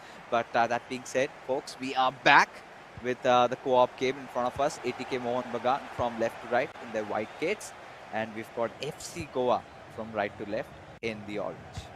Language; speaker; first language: English; non-native, local second language; Hindi